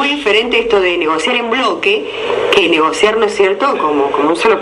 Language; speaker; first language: Spanish; native; Spanish